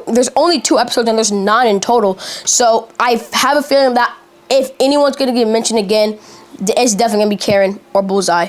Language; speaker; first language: English; native; English